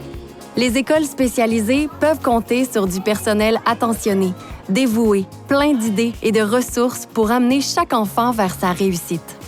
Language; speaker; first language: French; native; French